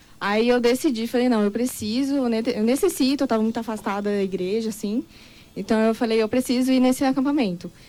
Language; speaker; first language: Portuguese; native; Portuguese